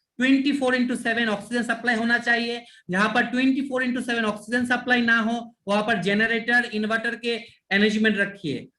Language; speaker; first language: Hindi; non-native, local second language; Bangla